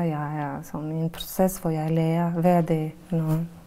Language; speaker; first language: Danish; non-native, fluent; Bosnian